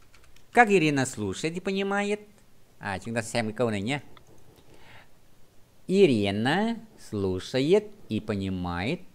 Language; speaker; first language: Russian; non-native, fluent; Vietnamese